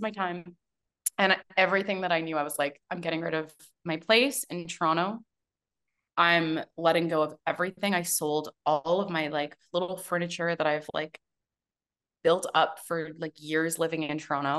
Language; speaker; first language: English; native; English